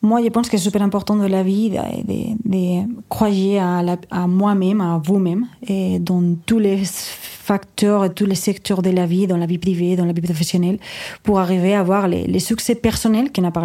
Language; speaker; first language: French; non-native, fluent; Spanish